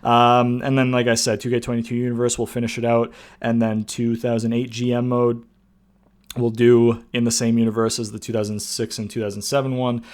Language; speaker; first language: English; native; English